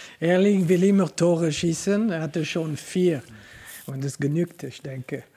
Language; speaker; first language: German; non-native, local second language; French